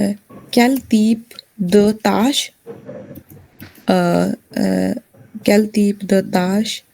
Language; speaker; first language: French; non-native, learner; Hindi